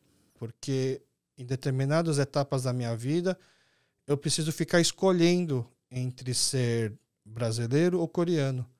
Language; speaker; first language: Portuguese; early bilingual, other home language; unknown